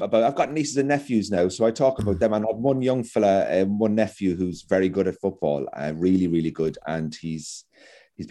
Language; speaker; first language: English; native; English